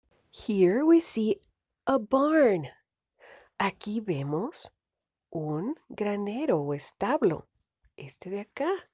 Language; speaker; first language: Spanish; native; Spanish